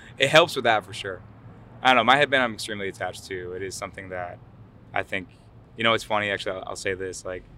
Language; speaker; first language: English; early bilingual, other home language; Arabic